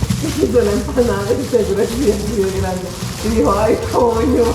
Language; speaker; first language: Spanish; native; Spanish